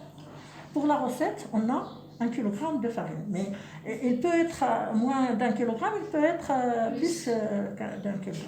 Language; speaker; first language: French; non-native, local second language; Arabic